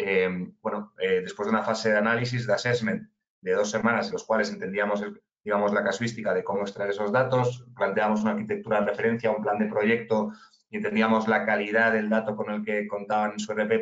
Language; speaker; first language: Spanish; native; Spanish